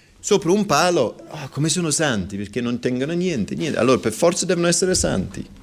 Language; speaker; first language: Italian; non-native, fluent; English